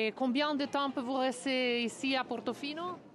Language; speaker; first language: French; non-native, learner; Italian